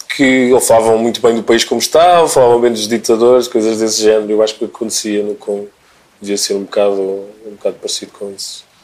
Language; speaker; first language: Portuguese; native; Portuguese